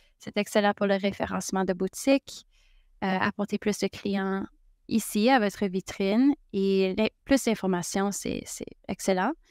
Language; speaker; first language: French; native; French